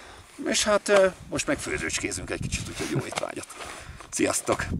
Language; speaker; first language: Hungarian; native; Hungarian